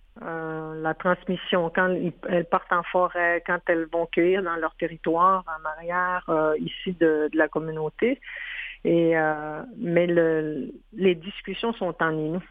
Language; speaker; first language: French; non-native, local second language; Innu-aimun